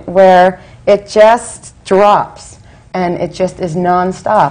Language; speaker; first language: English; native; English